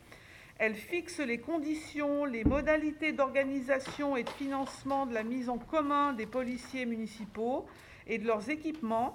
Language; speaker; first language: French; native; French